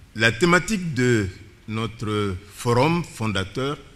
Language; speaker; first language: French; non-native, local second language; Bambara